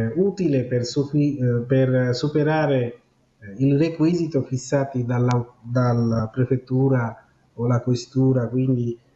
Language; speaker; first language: Italian; non-native, fluent; Bangla